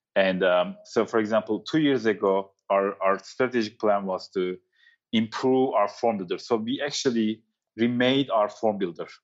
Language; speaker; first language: English; non-native, fluent; Turkish